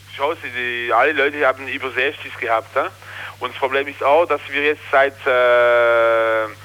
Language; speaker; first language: German; non-native, local second language; French